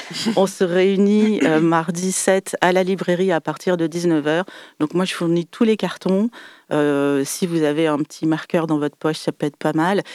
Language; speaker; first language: French; native; French